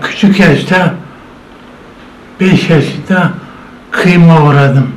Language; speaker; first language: Turkish; non-native, local second language; Zaza